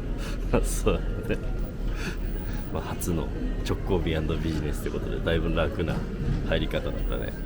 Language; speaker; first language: Japanese; native; Japanese